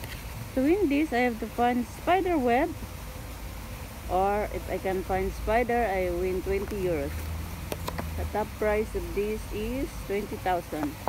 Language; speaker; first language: English; non-native, local second language; Filipino